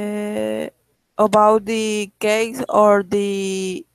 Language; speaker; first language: English; non-native, learner; Spanish